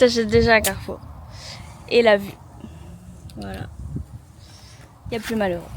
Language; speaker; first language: French; native; French